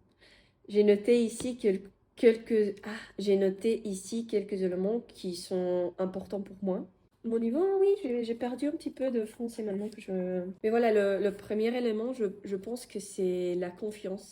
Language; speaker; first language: French; non-native, fluent; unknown